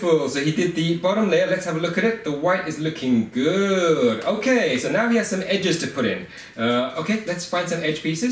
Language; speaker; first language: English; native; English